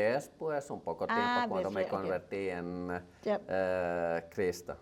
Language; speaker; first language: Spanish; non-native, learner; Finnish